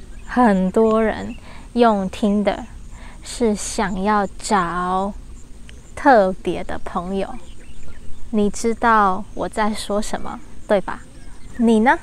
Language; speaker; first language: Chinese; non-native, learner; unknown